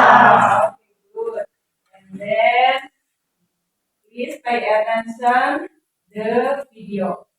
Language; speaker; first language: English; non-native, learner; Indonesian